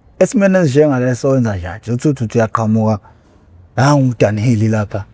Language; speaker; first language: Zulu; native; Zulu